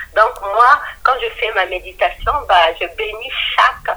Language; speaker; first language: French; non-native, local second language; Lingala